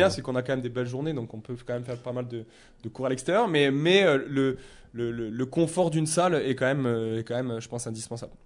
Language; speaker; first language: French; native; French